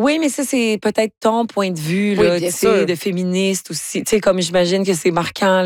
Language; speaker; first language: French; native; French